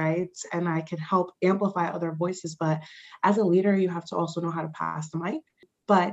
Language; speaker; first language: English; early bilingual, other home language; Spanish